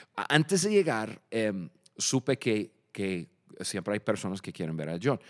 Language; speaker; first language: Spanish; non-native, fluent; English